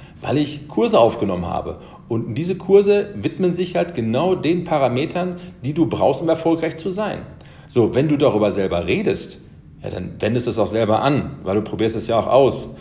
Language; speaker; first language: German; early bilingual, other home language; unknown